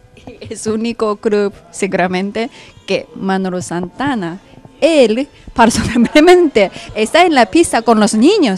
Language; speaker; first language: Spanish; non-native, fluent; Japanese